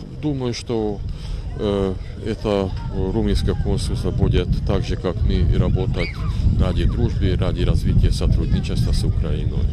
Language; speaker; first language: Russian; non-native, learner; Hungarian